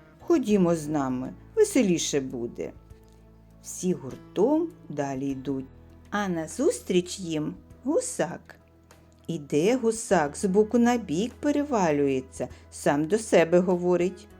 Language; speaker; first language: Ukrainian; native; Ukrainian